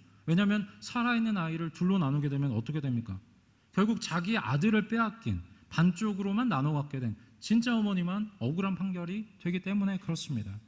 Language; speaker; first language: Korean; native; Korean